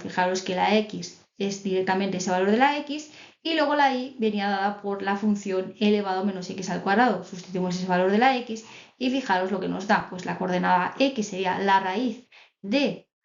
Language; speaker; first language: Spanish; native; Spanish